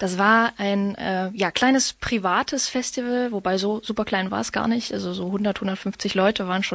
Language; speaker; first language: German; native; German